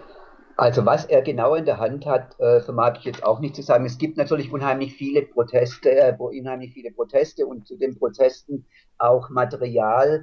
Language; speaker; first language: German; native; German